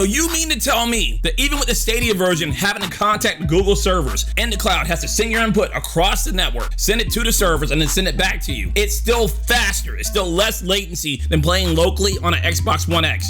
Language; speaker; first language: English; native; English